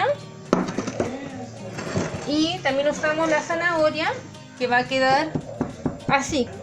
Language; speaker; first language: Spanish; native; Spanish